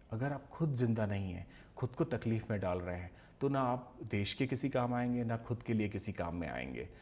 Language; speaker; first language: Hindi; native; Hindi